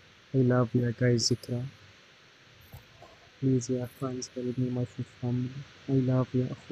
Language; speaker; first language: English; non-native, learner; Arabic